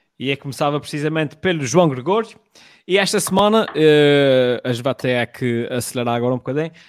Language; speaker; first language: Portuguese; native; Portuguese